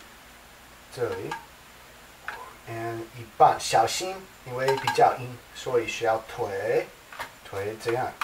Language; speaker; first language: Chinese; non-native, learner; English